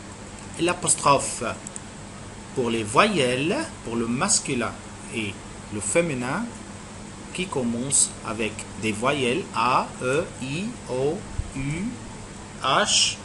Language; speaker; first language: French; non-native, fluent; Arabic